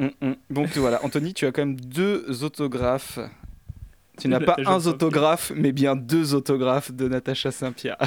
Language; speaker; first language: French; native; French